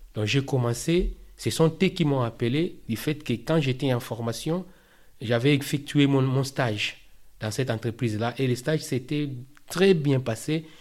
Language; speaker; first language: French; non-native, local second language; Lingala